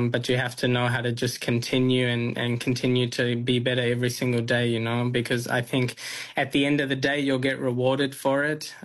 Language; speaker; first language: English; early bilingual, other home language; Punjabi